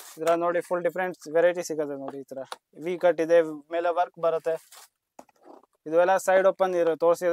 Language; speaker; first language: Kannada; non-native, local second language; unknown